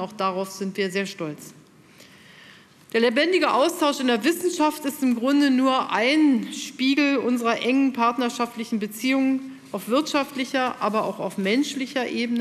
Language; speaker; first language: German; native; German